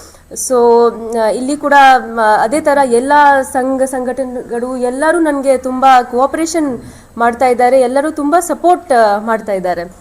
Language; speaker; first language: Kannada; non-native, local second language; Hindi